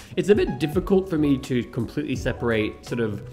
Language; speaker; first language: English; native; English